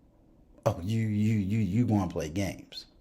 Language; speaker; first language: English; native; English